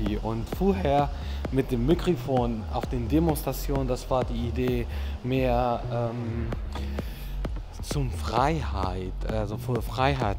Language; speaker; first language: German; non-native, fluent; Arabic